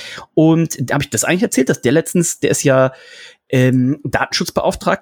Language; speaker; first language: German; native; German